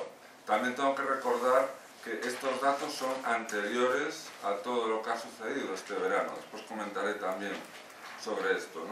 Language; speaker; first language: Spanish; native; Spanish